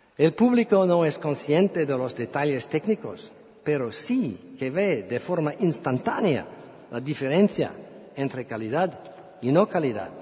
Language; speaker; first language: Spanish; non-native, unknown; English